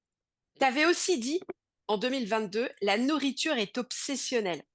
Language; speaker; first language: French; native; French